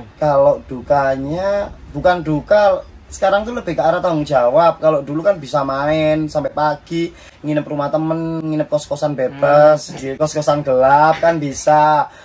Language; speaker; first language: Indonesian; native; Indonesian